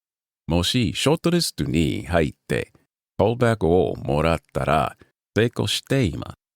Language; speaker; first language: Japanese; non-native, learner; English